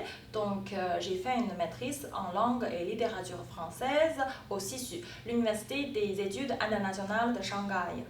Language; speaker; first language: French; non-native, fluent; Chinese